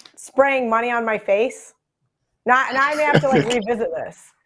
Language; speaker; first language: English; native; English